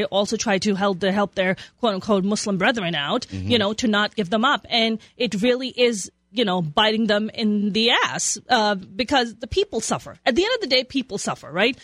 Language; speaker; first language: English; non-native, local second language; Urdu